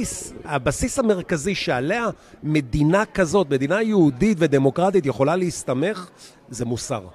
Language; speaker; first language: Hebrew; native; Hebrew